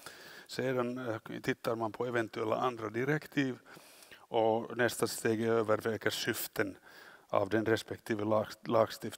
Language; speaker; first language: Swedish; non-native, local second language; Finnish